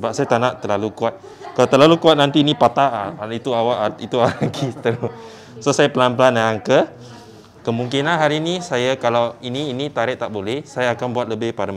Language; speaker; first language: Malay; non-native, local second language; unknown